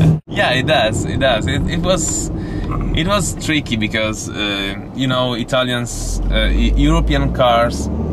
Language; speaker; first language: English; non-native, fluent; Italian